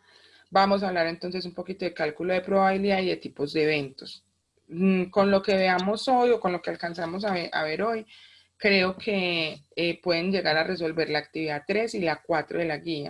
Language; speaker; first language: Spanish; native; Spanish